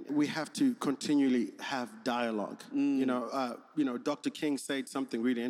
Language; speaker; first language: English; non-native, local second language; Shona